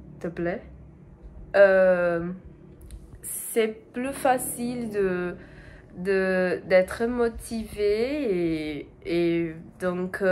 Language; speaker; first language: French; non-native, learner; Portuguese